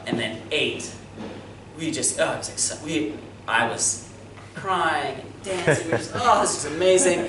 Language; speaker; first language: English; native; English